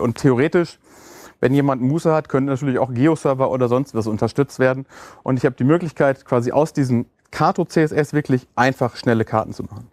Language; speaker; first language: German; native; German